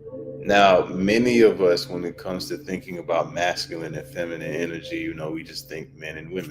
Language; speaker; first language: English; native; English